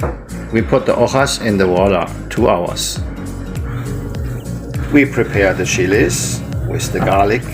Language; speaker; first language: English; non-native, learner; German